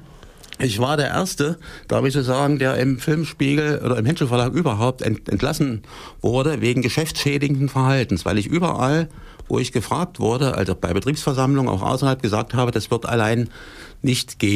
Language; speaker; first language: German; native; German